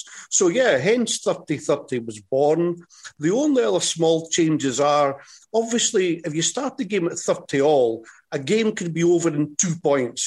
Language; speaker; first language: English; native; English